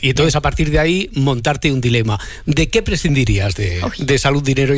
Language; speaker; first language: Spanish; native; Spanish